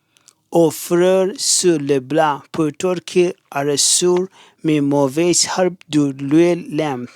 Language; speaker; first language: French; non-native, learner; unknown